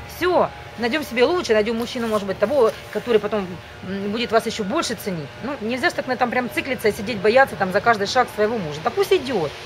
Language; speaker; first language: Russian; native; Russian